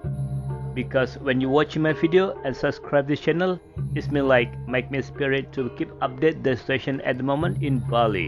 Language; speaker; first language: English; non-native, fluent; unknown